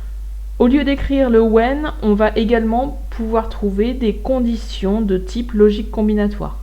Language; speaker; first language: French; native; French